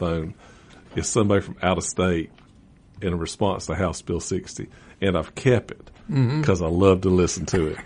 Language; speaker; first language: English; native; English